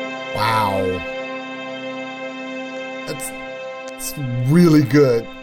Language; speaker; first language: English; native; English